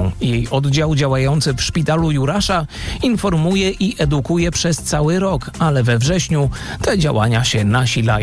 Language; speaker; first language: Polish; native; Polish